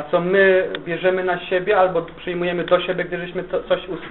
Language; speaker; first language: Polish; native; Polish